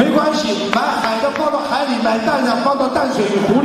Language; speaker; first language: Chinese; native; Chinese